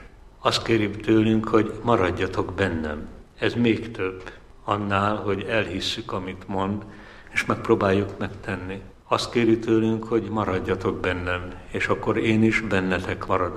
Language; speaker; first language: Hungarian; native; Hungarian